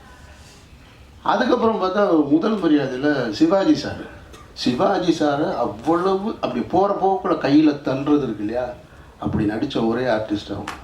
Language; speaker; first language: Tamil; native; Tamil